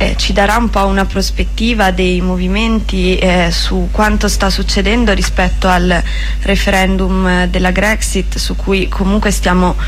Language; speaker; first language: Italian; native; Italian